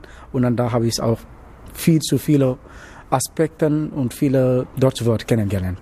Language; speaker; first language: German; non-native, learner; Wolof